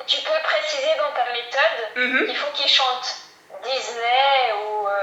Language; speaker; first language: French; early bilingual, heritage; Portuguese